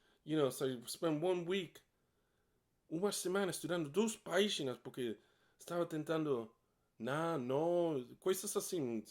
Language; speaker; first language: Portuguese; non-native, learner; English